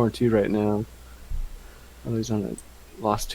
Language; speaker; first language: English; native; English